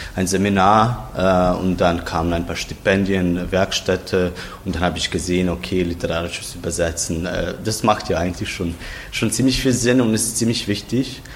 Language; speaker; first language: German; non-native, fluent; Croatian